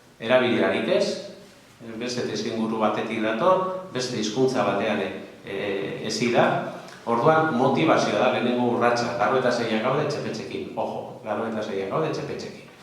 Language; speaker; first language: Basque; non-native, local second language; Spanish